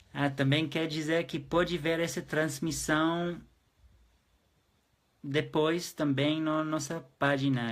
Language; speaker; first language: Portuguese; non-native, fluent; Hebrew